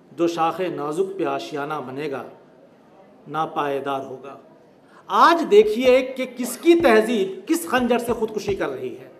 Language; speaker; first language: Urdu; native; Urdu